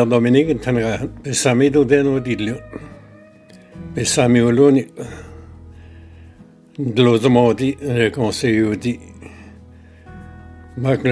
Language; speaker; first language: French; non-native, fluent; Innu-aimun